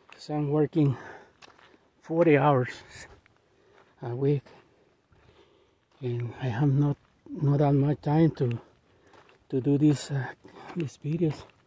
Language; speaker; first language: English; non-native, learner; Spanish